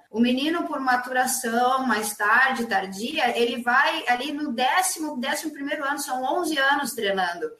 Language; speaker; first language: Portuguese; native; Portuguese